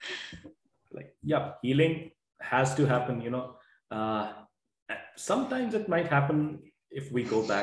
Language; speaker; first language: English; non-native, local second language; Punjabi